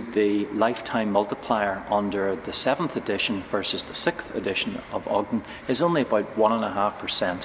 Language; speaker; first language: English; native; English